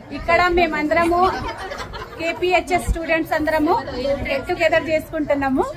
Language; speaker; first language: Telugu; non-native, local second language; Marathi